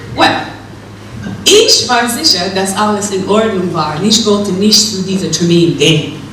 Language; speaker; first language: German; non-native, fluent; English